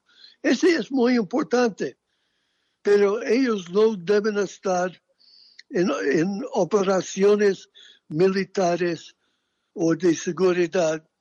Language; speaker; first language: Spanish; non-native, fluent; English